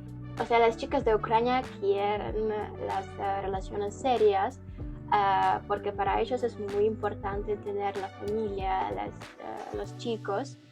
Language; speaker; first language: Spanish; non-native, learner; Ukrainian